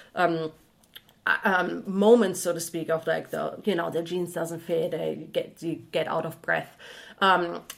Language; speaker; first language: English; non-native, fluent; German